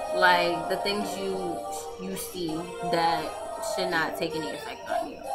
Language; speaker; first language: English; native; English